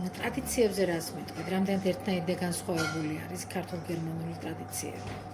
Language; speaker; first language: Georgian; native; Georgian